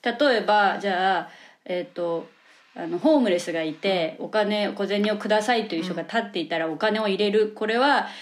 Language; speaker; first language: Japanese; native; Japanese